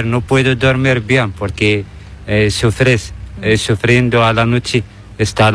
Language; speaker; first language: Spanish; non-native, learner; Arabic